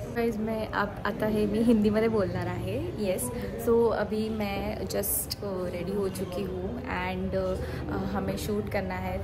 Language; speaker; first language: Hindi; non-native, local second language; Marathi